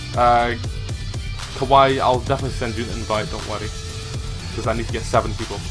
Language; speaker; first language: English; native; English